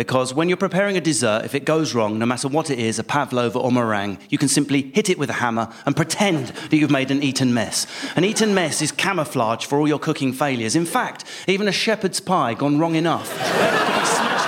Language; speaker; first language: English; native; English